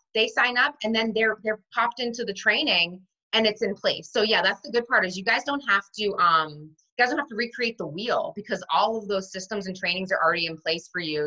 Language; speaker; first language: English; native; English